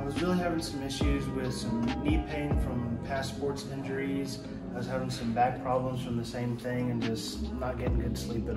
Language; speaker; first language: English; native; English